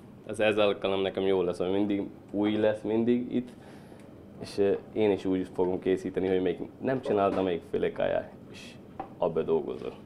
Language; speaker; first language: Hungarian; non-native, learner; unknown